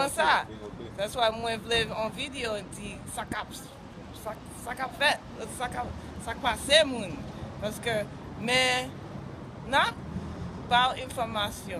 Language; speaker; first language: Haitian Creole; early bilingual, heritage; English